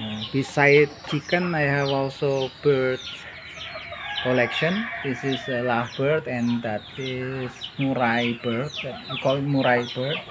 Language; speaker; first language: English; non-native, learner; Indonesian